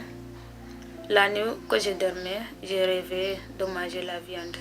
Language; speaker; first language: French; non-native, local second language; Wolof